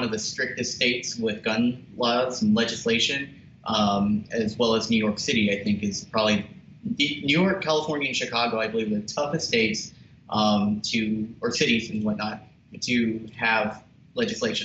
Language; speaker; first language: English; native; English